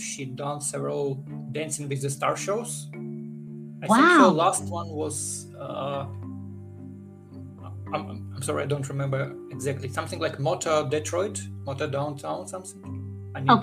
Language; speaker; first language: English; non-native, fluent; Ukrainian